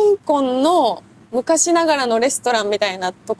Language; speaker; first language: Japanese; native; Japanese